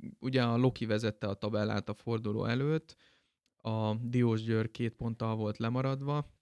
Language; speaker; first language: Hungarian; native; Hungarian